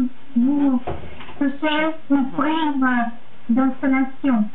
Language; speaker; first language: French; non-native, learner; Russian